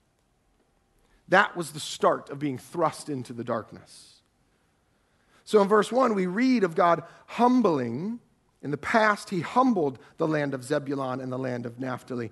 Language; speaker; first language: English; native; English